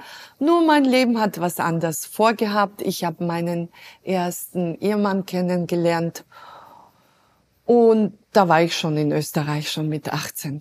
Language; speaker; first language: German; non-native, fluent; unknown